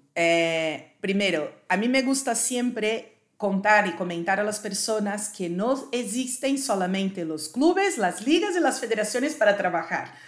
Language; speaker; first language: Spanish; non-native, fluent; Portuguese